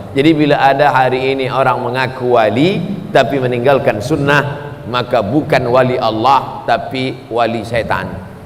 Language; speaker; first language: Malay; native; Malay